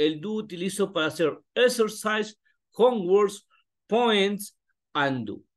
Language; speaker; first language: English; non-native, learner; Spanish